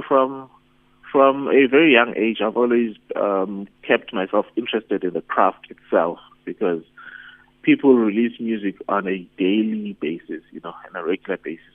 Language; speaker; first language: English; non-native, local second language; Zulu